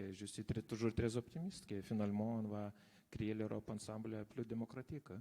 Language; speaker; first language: French; non-native, fluent; Lithuanian